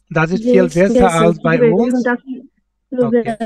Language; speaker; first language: German; non-native, fluent; Bangla